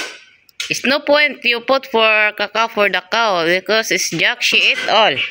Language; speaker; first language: English; non-native, learner; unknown